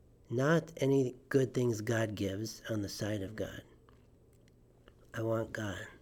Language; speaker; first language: English; native; English